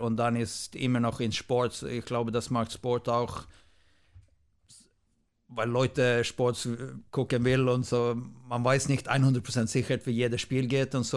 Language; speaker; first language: German; non-native, fluent; Swedish